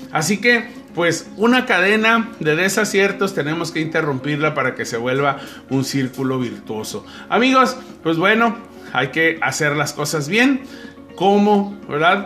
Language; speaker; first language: Spanish; native; Spanish